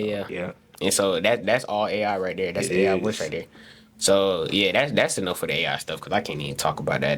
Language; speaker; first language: English; native; English